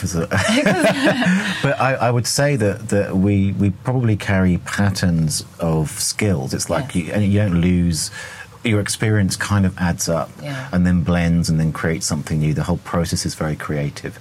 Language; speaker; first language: English; native; English